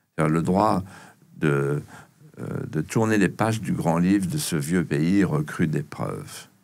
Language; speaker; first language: French; native; French